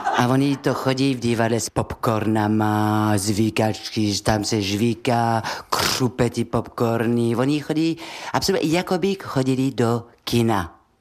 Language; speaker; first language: Czech; non-native, fluent; French